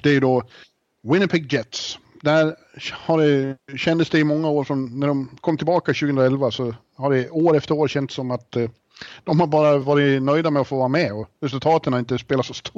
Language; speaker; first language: Swedish; native; Swedish